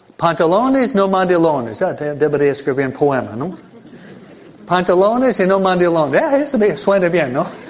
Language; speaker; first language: Spanish; non-native, fluent; English